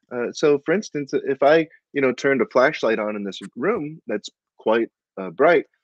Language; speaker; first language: English; native; English